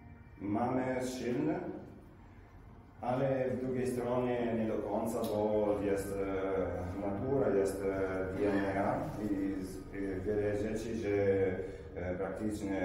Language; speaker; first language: Polish; non-native, learner; Italian